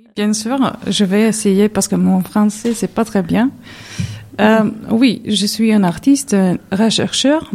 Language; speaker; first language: French; non-native, learner; Serbian